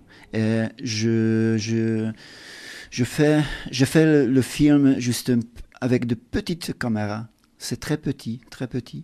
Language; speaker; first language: French; non-native, learner; Hungarian